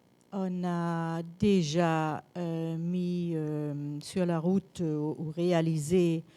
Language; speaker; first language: French; non-native, learner; German